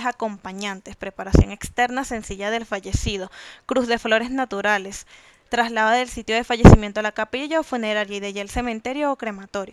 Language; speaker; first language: Spanish; native; Spanish